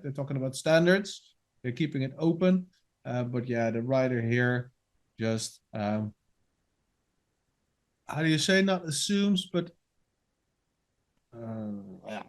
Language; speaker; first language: English; non-native, fluent; Dutch